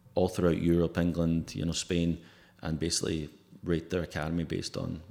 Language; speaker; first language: English; native; English